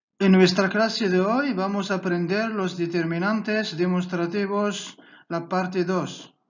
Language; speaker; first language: Spanish; non-native, fluent; Arabic